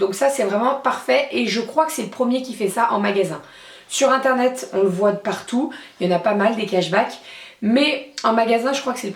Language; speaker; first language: French; native; French